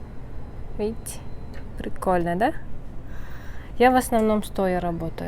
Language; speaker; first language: Russian; non-native, local second language; Kyrgyz